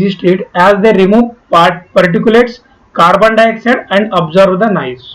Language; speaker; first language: English; non-native, local second language; Kannada